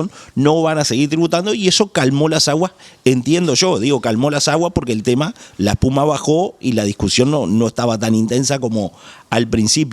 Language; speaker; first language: Spanish; native; Spanish